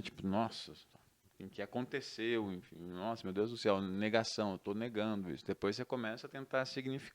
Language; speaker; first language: Portuguese; native; Portuguese